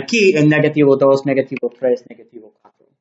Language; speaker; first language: Spanish; non-native, learner; English